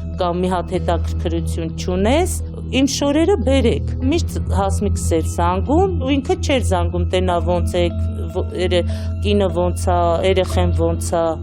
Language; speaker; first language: Armenian; native; Armenian